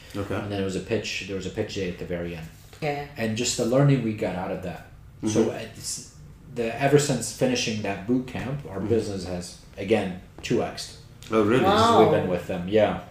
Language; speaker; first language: English; native; English